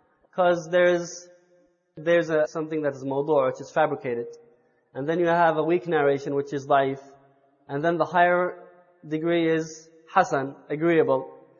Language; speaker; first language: English; native; English